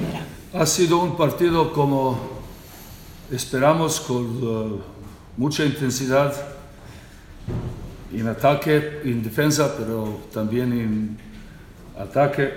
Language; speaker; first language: Spanish; non-native, learner; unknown